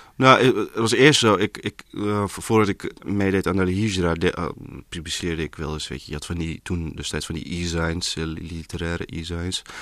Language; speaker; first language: Dutch; early bilingual, other home language; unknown